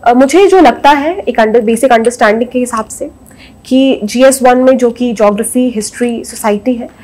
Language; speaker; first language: Hindi; native; Hindi